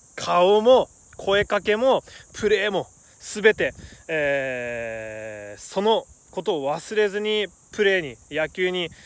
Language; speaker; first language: Japanese; native; Japanese